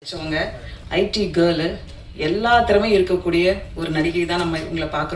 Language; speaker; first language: Tamil; native; Tamil